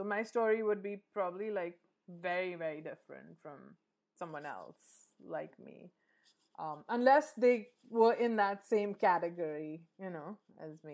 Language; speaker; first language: English; native; English